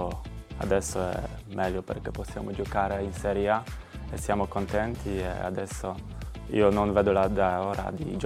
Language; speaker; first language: Italian; non-native, learner; Polish